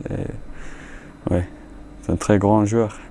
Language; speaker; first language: French; non-native, learner; Icelandic